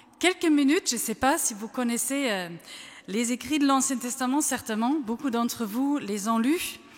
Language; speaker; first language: French; non-native, fluent; German